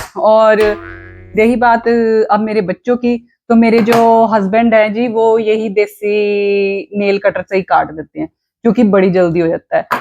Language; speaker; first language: Hindi; non-native, local second language; Punjabi